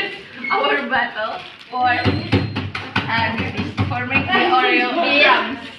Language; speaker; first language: English; non-native, learner; Indonesian